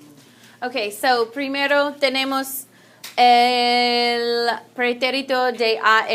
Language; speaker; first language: Spanish; non-native, fluent; English